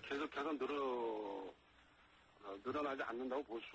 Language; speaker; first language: Korean; native; Korean